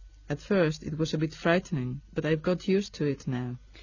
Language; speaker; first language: English; non-native, fluent; Spanish